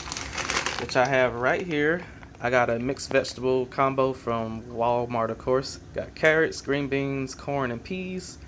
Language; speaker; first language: English; native; English